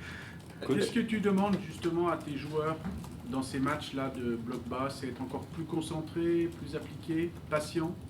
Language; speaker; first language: French; native; French